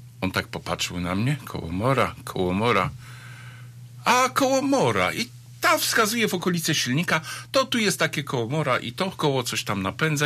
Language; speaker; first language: Polish; native; Polish